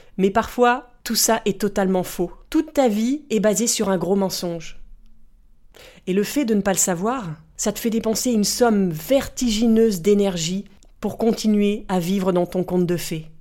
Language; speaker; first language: French; native; French